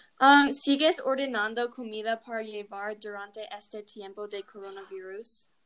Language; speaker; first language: Spanish; non-native, learner; English